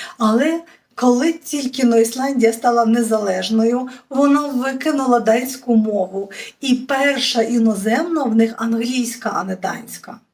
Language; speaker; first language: Ukrainian; native; Ukrainian